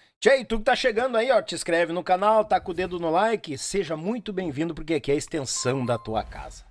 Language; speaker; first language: Portuguese; native; Portuguese